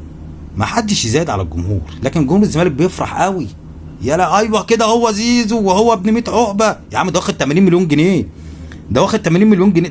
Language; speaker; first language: Arabic; native; Arabic